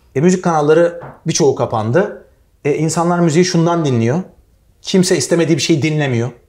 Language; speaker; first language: Turkish; native; Turkish